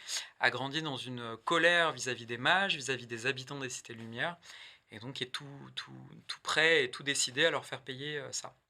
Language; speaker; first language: French; native; French